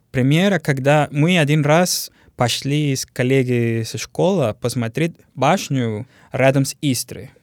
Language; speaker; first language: Russian; non-native, learner; Spanish